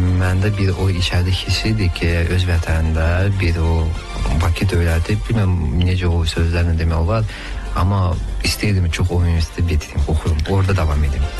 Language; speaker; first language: Azerbaijani; early bilingual, heritage; Azerbaijani